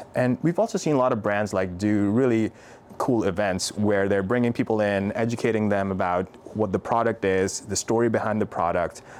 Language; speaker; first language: English; non-native, local second language; Urdu